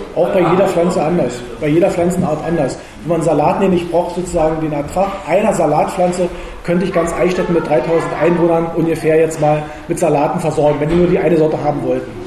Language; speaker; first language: German; native; German